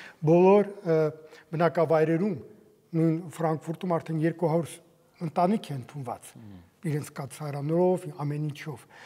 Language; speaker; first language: Armenian; native; Armenian